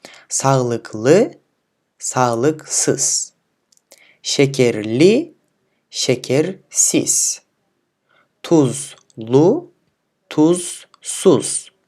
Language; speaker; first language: Turkish; non-native, fluent; Kyrgyz